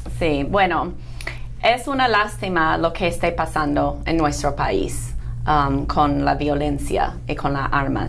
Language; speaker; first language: Spanish; non-native, fluent; English